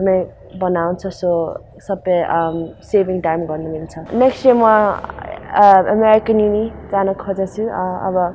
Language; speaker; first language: Nepali; early bilingual, heritage; Nepali